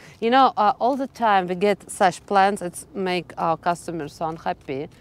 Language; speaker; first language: English; non-native, learner; Russian